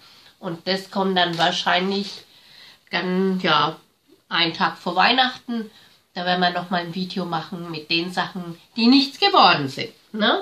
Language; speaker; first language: German; native; German